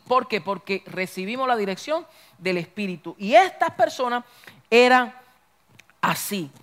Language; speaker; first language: Spanish; early bilingual, heritage; Spanish